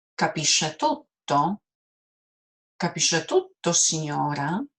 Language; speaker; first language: Italian; non-native, fluent; Polish